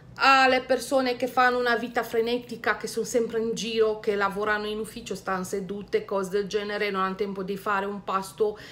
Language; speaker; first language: Italian; non-native, fluent; Romanian